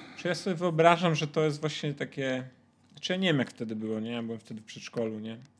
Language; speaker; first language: Polish; native; Polish